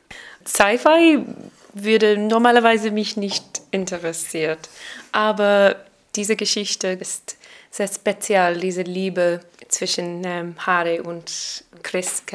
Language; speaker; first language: German; non-native, learner; English